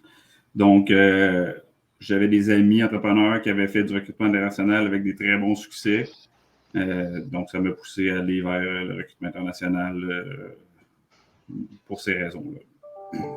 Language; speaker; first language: French; native; French